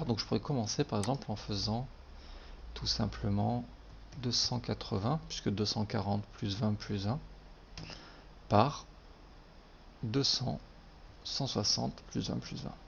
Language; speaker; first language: French; native; French